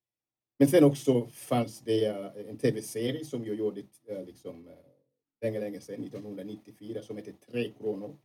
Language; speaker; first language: Swedish; non-native, fluent; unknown